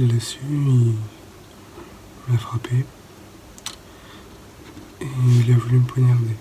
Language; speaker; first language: French; native; French